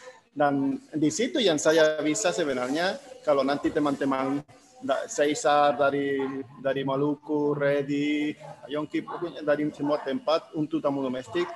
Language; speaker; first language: Indonesian; non-native, fluent; Spanish